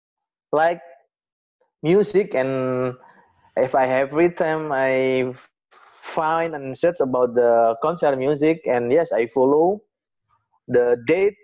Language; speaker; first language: English; non-native, learner; Indonesian